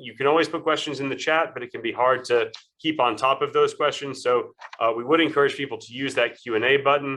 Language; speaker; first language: English; native; English